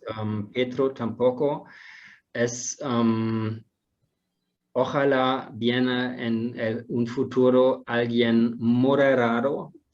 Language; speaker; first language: Spanish; non-native, fluent; German